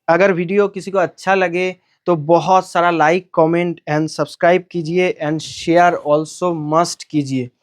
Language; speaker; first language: Hindi; non-native, local second language; Bangla